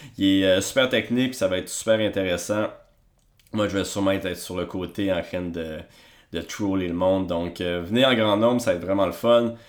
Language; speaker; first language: French; native; French